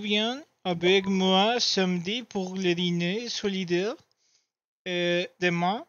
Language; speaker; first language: French; non-native, learner; Spanish